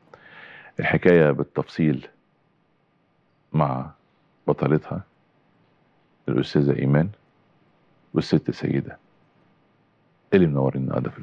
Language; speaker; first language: Arabic; native; Arabic